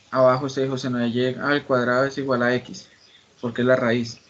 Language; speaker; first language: Spanish; native; Spanish